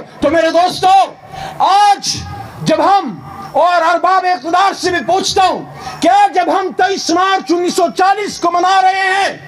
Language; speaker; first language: Urdu; native; Urdu